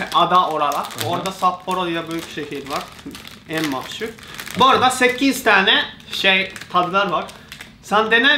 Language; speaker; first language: Turkish; non-native, learner; Japanese